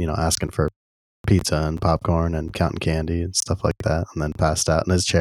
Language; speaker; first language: English; native; English